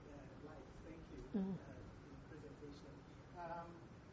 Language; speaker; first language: English; non-native, local second language; Igbo